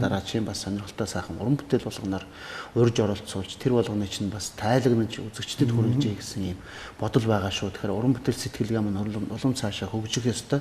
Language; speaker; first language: Mongolian; native; Mongolian